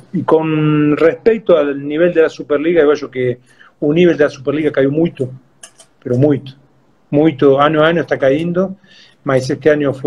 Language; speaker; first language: Portuguese; non-native, fluent; Spanish